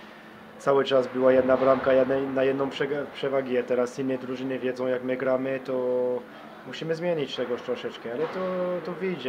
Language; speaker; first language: Polish; non-native, learner; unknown